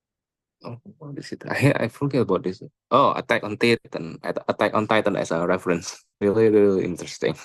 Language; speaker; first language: English; non-native, local second language; Indonesian